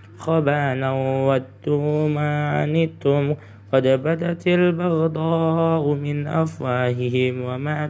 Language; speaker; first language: Arabic; non-native, learner; Indonesian